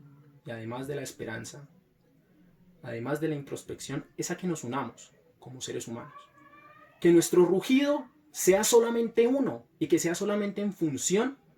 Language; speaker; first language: Spanish; native; Spanish